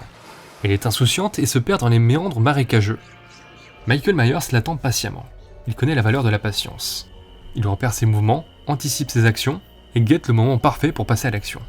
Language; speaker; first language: French; native; French